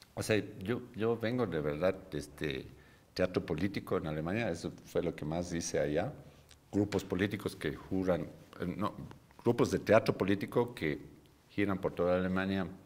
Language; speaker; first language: Spanish; non-native, fluent; German